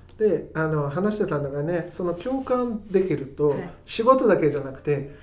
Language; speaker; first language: Japanese; non-native, fluent; Portuguese